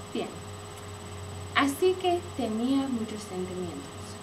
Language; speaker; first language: Spanish; non-native, learner; English